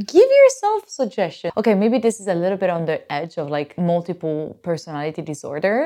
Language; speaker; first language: English; non-native, fluent; Italian